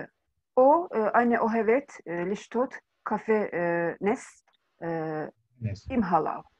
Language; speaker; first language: Hebrew; non-native, learner; Turkish